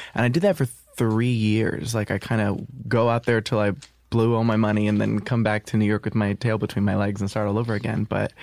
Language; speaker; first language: English; native; English